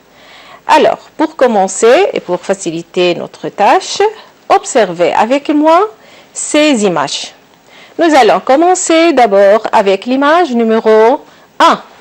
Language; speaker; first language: French; non-native, local second language; Arabic